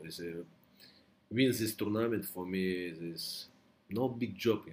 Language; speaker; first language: English; non-native, learner; Russian